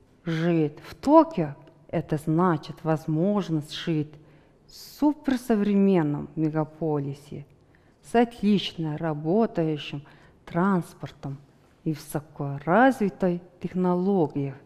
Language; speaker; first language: Russian; non-native, fluent; Mongolian